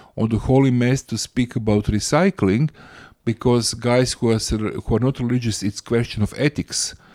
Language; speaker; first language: English; non-native, fluent; Croatian